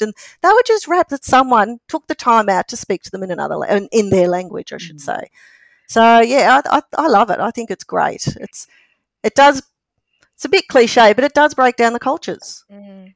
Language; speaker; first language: English; native; English